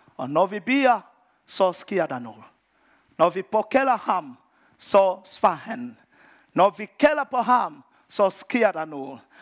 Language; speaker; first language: Danish; non-native, fluent; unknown